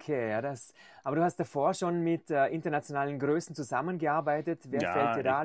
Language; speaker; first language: German; native; German